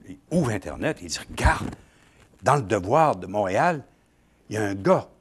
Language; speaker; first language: French; native; French